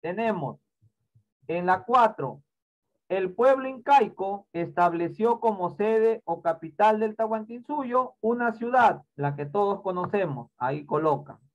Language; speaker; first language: Spanish; native; Spanish